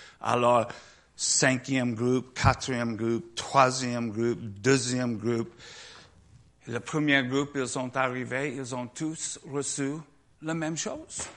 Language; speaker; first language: French; non-native, learner; English